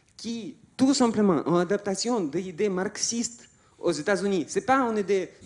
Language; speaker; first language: French; non-native, fluent; Russian